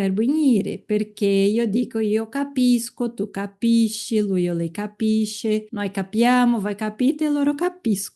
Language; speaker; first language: Italian; non-native, fluent; Portuguese